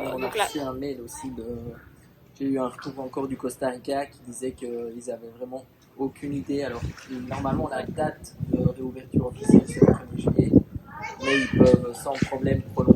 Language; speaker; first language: French; native; French